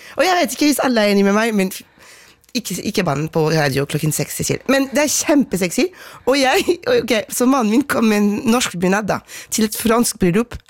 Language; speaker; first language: Norwegian; non-native, fluent; French